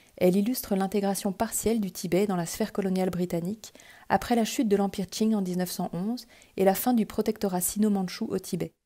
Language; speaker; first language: French; native; French